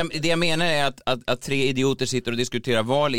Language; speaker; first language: Swedish; native; Swedish